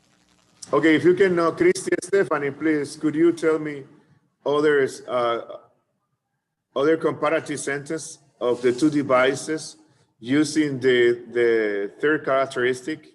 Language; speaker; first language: English; non-native, fluent; Spanish